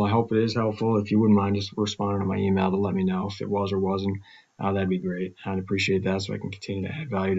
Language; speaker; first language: English; native; English